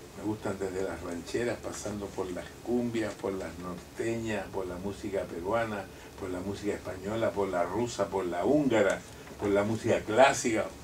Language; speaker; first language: Spanish; non-native, local second language; German